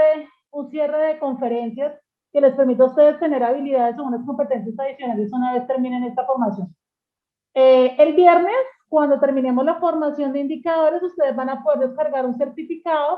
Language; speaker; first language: Spanish; native; Spanish